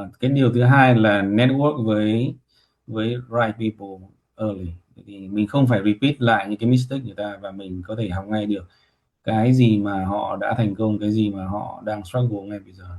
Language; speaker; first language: Vietnamese; native; Vietnamese